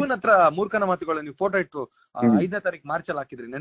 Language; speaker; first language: Kannada; native; Kannada